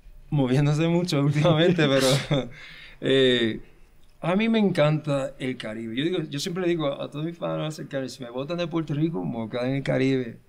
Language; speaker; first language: Spanish; early bilingual, heritage; Spanish